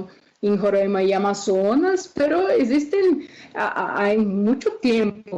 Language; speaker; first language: Spanish; non-native, fluent; Portuguese